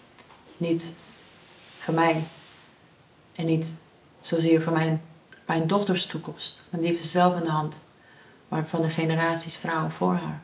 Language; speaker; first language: Dutch; early bilingual, other home language; Persian